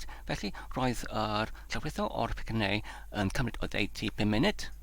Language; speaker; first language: Welsh; non-native, fluent; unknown